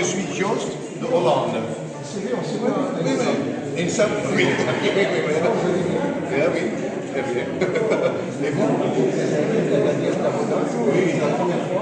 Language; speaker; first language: French; non-native, learner; Dutch